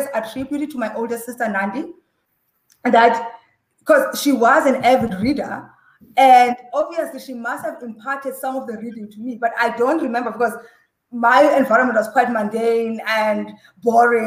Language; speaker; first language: English; non-native, local second language; Xhosa